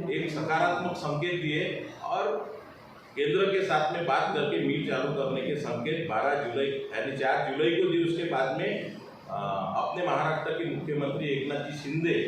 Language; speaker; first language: Hindi; non-native, local second language; Marathi